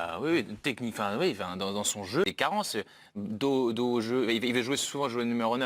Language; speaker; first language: French; native; French